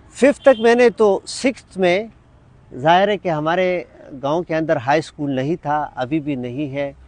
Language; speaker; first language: Urdu; non-native, local second language; Pashto